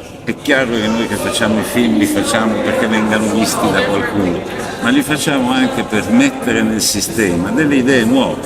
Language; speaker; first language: Italian; native; Italian